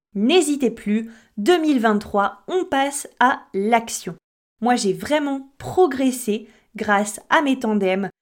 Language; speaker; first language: French; native; French